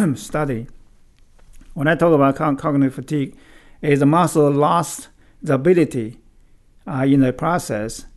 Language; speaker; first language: English; non-native, fluent; Chinese